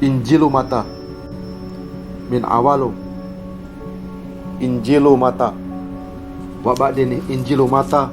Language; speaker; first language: Arabic; non-native, learner; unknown